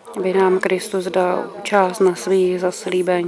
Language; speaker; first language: Czech; native; Czech